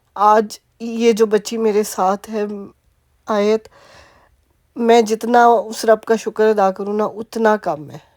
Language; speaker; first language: Urdu; native; Urdu